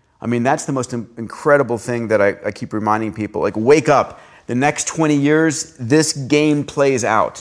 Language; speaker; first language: English; early bilingual, other home language; Greek